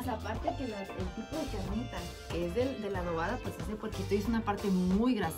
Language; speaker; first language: Spanish; native; Spanish